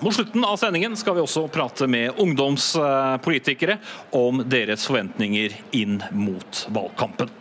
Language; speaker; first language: Norwegian; native; Norwegian